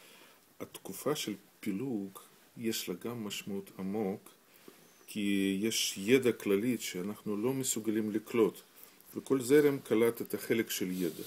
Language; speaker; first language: Hebrew; non-native, fluent; Russian